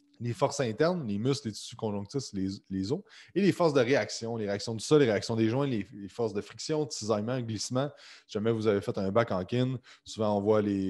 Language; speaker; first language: French; native; French